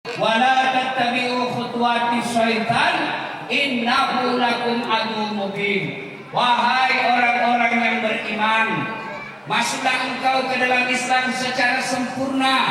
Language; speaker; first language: Indonesian; non-native, local second language; Buginese